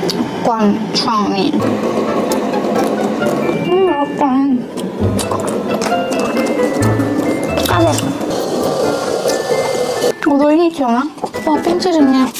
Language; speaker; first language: Chinese; non-native, learner; Korean